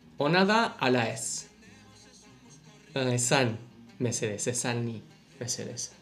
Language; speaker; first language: Basque; non-native, learner; English